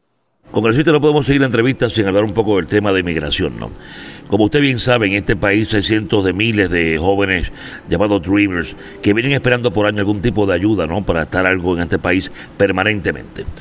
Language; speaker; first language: Spanish; native; Spanish